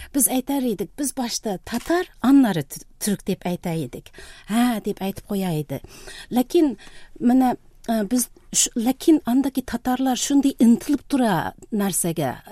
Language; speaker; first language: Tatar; early bilingual, heritage; Tatar